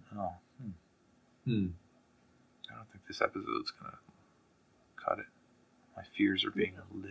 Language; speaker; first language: English; native; English